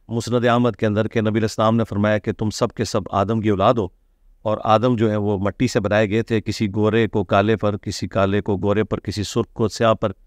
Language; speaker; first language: Urdu; native; Urdu